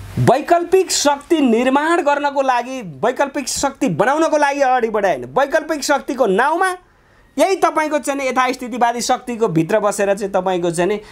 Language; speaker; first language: Nepali; native; Nepali